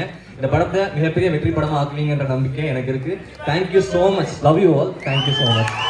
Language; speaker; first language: Tamil; native; Tamil